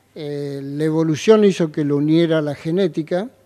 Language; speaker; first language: Spanish; native; Spanish